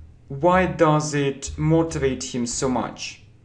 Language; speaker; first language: English; non-native, fluent; Russian